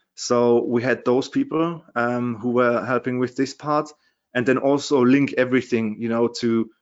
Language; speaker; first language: English; non-native, fluent; German